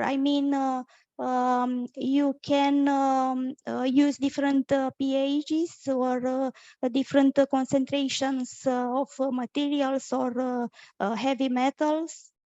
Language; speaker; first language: English; non-native, fluent; Romanian